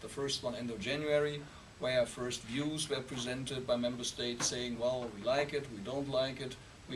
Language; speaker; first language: English; non-native, fluent; German